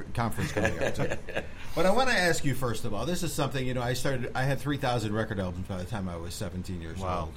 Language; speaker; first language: English; native; English